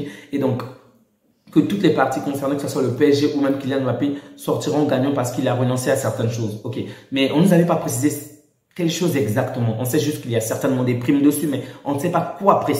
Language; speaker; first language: French; native; French